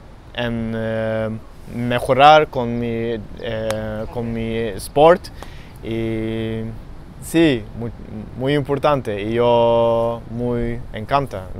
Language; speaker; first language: Spanish; non-native, learner; Swedish